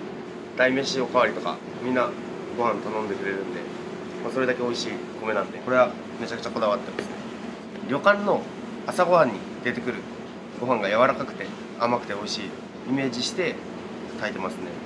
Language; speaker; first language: Japanese; native; Japanese